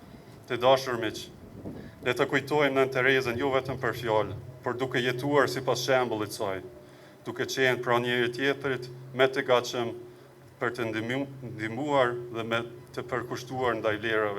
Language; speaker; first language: Albanian; native; Albanian